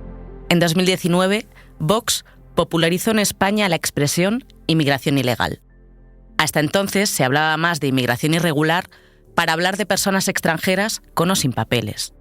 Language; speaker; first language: Spanish; native; Spanish